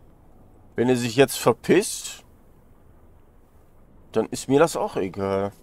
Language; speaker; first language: German; native; German